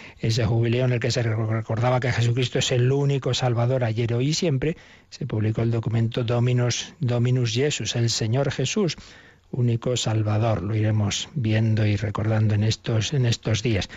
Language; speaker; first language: Spanish; native; Spanish